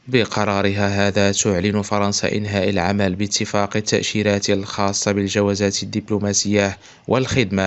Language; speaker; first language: Arabic; native; Arabic